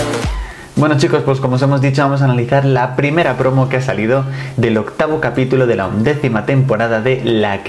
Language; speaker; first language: Spanish; native; Spanish